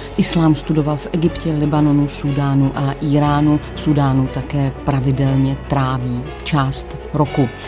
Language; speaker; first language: Czech; native; Czech